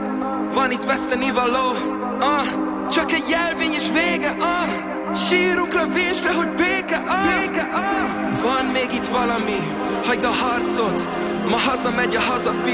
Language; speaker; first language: Hungarian; native; Hungarian